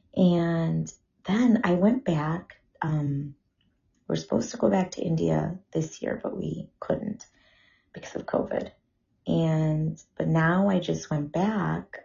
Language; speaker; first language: English; early bilingual, other home language; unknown